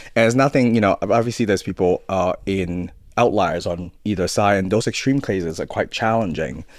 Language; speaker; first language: English; early bilingual, other home language; Cantonese